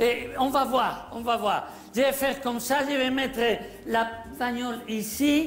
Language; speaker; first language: French; non-native, learner; Spanish